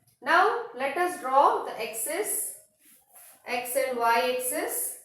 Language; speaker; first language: English; non-native, local second language; Hindi